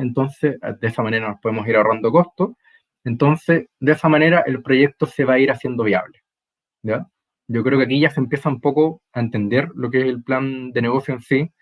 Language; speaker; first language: Spanish; native; Spanish